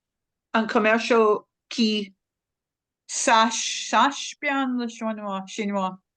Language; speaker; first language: French; non-native, learner; English